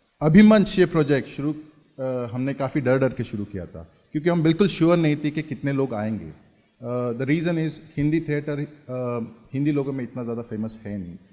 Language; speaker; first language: Hindi; non-native, local second language; Marathi